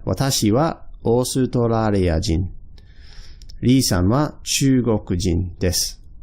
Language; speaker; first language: Japanese; non-native, fluent; English